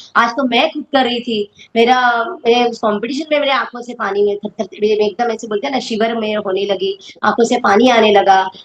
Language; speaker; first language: Hindi; non-native, local second language; Marathi